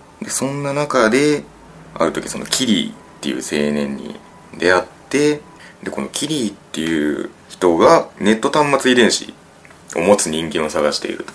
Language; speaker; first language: Japanese; native; Japanese